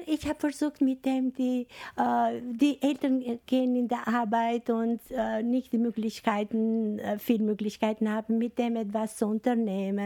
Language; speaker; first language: German; non-native, learner; Albanian